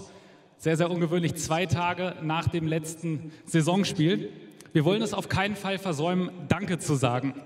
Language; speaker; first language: German; native; German